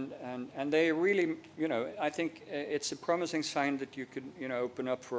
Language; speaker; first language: English; non-native, fluent; Norwegian